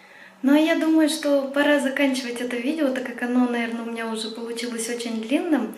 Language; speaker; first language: Russian; native; Russian